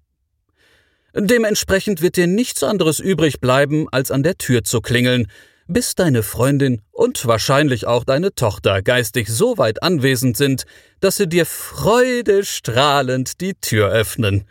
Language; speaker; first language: German; native; German